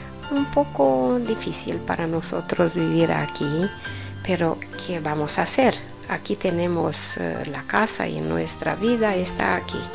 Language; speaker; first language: Spanish; non-native, learner; Romanian